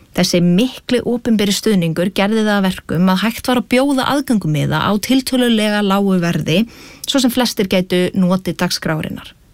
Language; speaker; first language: Icelandic; native; Icelandic